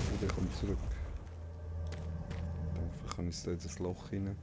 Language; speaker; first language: German; native; German